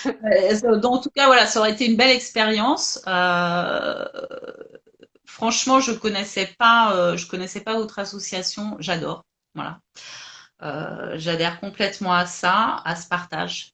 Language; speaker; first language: French; native; French